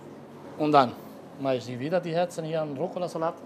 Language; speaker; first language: German; non-native, fluent; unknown